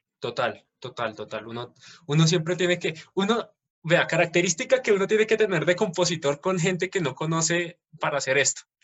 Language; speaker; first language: Spanish; native; Spanish